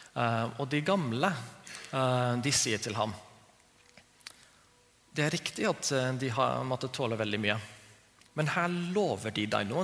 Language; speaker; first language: Norwegian; non-native, fluent; English